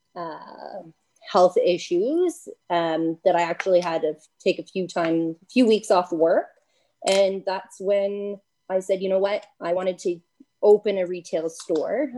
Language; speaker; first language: English; native; English